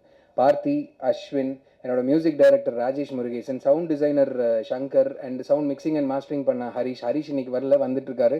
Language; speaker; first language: Tamil; native; Tamil